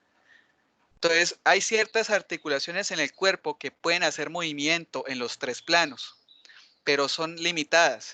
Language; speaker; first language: Spanish; native; Spanish